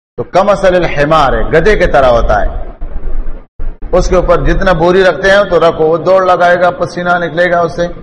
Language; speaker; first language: Urdu; non-native, local second language; Pashto